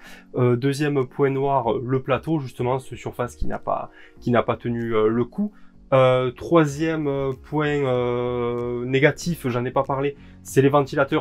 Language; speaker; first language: French; native; French